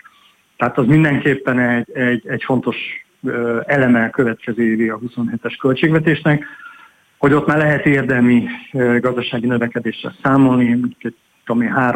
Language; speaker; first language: Hungarian; native; Hungarian